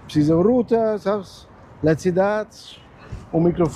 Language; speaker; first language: Portuguese; early bilingual, heritage; German